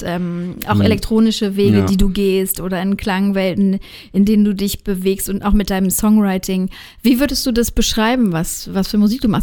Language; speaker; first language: German; native; German